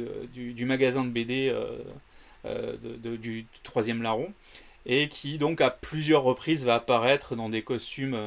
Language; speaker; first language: French; native; French